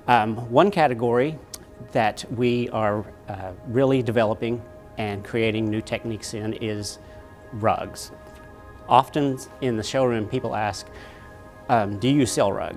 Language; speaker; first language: English; native; English